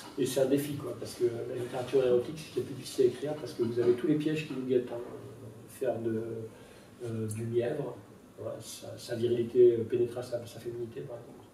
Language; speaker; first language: French; non-native, local second language; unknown